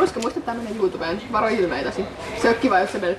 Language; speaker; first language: Finnish; native; Finnish